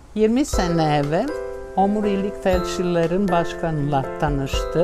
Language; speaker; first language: Turkish; non-native, fluent; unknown